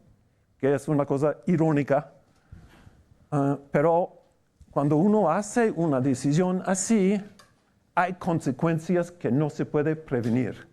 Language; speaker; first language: Spanish; non-native, fluent; English